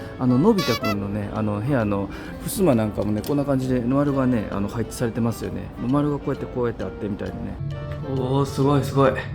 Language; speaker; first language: Japanese; native; Japanese